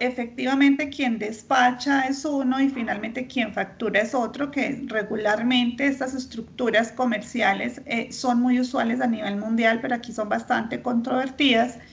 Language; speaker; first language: Spanish; native; Spanish